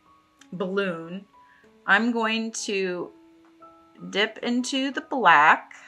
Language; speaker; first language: English; native; English